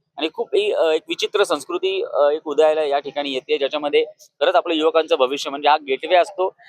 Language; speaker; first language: Marathi; native; Marathi